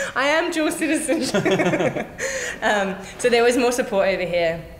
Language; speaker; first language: English; native; English